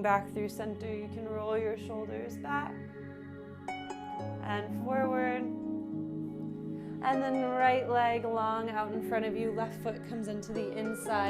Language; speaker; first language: English; native; English